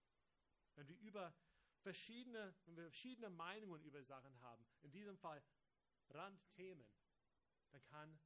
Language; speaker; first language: German; non-native, fluent; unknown